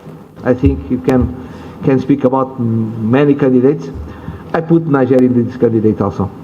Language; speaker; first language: English; non-native, learner; Portuguese